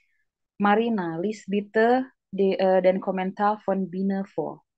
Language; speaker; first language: German; non-native, fluent; Indonesian